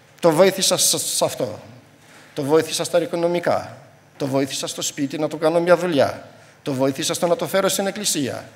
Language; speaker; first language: Greek; non-native, fluent; Albanian